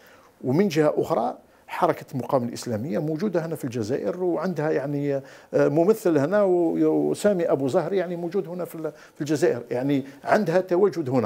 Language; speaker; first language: Arabic; native; Arabic